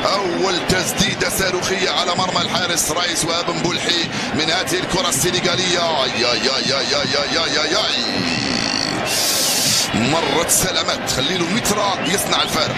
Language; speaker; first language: Arabic; native; Arabic